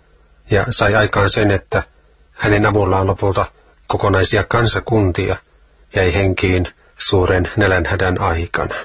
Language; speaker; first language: Finnish; native; Finnish